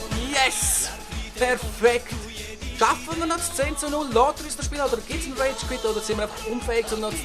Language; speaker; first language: German; native; German